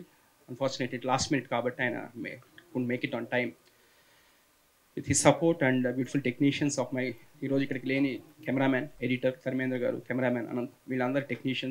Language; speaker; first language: Telugu; native; Telugu